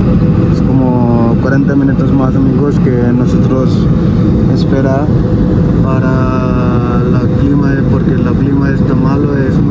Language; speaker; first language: Spanish; non-native, learner; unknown